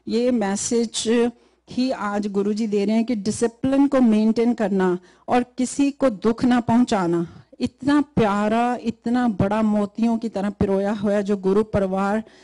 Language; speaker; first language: Hindi; native; Hindi